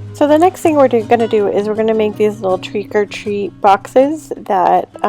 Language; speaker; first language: English; native; English